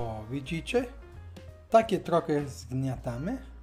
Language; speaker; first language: Polish; non-native, learner; Italian